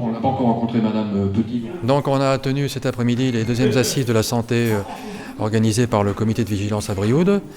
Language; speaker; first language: French; native; French